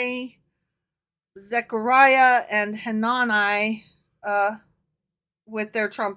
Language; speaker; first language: English; native; English